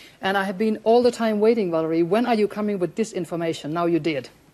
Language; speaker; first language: English; non-native, fluent; Finnish